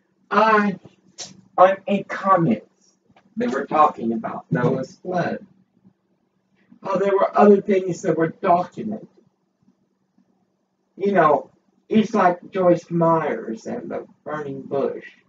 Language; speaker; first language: English; early bilingual, other home language; Spanish